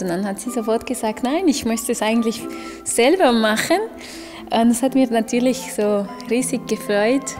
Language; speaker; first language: German; non-native, fluent; Spanish